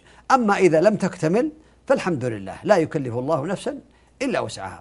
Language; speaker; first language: Arabic; native; Arabic